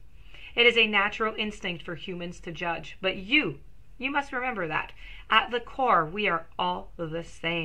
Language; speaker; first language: English; non-native, local second language; French